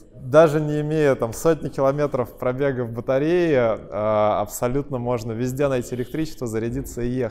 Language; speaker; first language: Russian; native; Russian